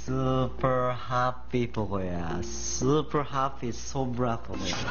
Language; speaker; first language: Filipino; non-native, learner; Japanese